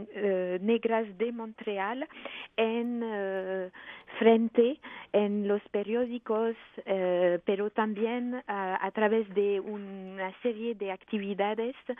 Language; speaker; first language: Spanish; non-native, fluent; French